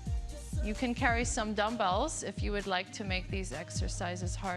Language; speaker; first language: English; non-native, local second language; Arabic